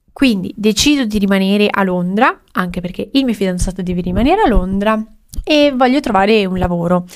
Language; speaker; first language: Italian; native; Italian